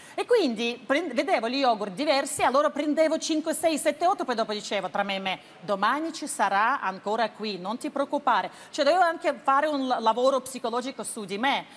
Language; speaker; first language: Italian; non-native, fluent; Russian